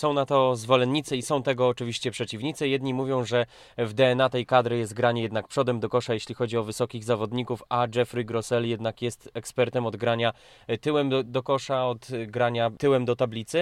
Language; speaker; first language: Polish; native; Polish